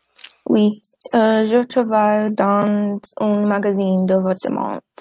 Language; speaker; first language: French; non-native, learner; English